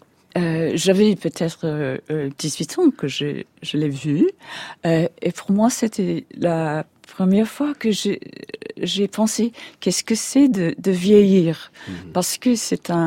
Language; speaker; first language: French; non-native, fluent; English